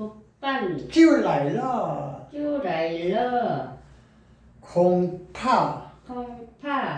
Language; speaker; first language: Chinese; non-native, learner; Korean